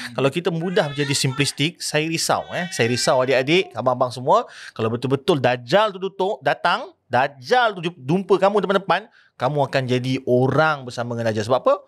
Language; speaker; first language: Malay; native; Malay